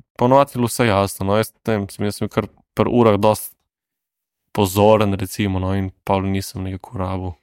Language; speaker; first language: Slovenian; native; Slovenian